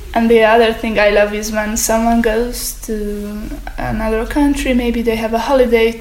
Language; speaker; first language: English; non-native, fluent; Hungarian